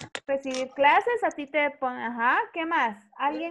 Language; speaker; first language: Spanish; native; Spanish